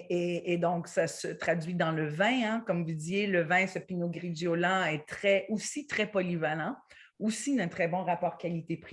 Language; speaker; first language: French; native; French